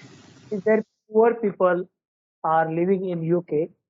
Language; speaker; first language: English; non-native, learner; Marathi